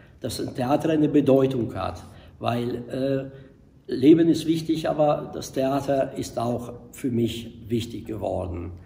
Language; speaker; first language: German; non-native, fluent; Italian